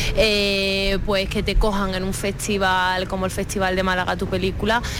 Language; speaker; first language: Spanish; native; Spanish